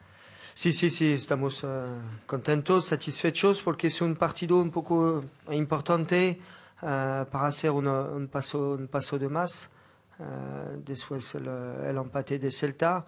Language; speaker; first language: Spanish; non-native, fluent; French